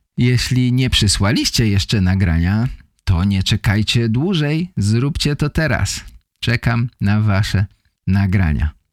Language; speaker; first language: Polish; native; Polish